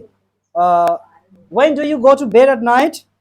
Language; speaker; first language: English; non-native, local second language; Bangla